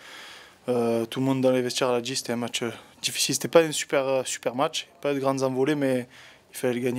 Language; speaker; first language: French; native; French